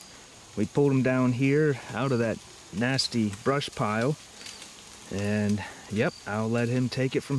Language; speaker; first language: English; native; English